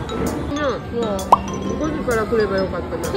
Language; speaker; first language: Japanese; native; Japanese